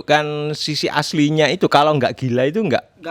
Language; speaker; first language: Indonesian; native; Indonesian